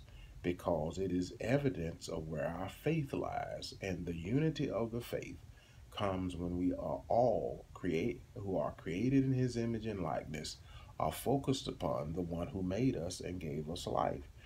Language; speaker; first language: English; native; English